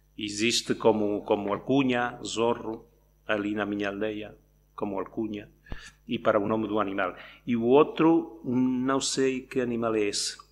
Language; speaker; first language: Portuguese; native; Portuguese